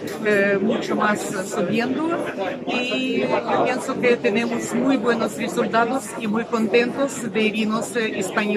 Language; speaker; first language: Spanish; non-native, learner; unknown